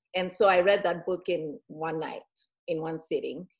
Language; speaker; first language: English; non-native, local second language; Shona